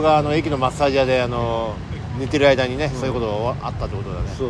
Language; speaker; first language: Japanese; native; Japanese